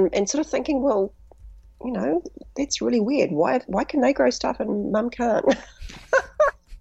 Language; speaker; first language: English; native; English